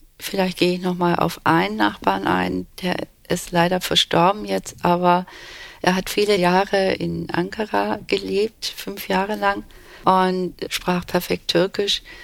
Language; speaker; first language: German; early bilingual, other home language; Turkish